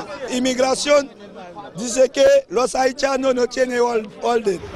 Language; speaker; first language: Spanish; non-native, fluent; Haitian Creole